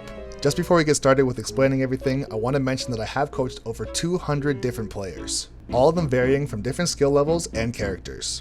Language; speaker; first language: English; native; English